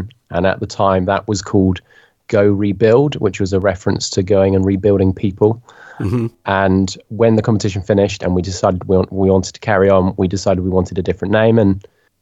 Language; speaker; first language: English; native; English